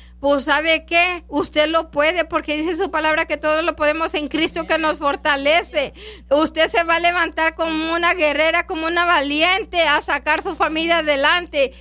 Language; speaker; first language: Spanish; non-native, local second language; English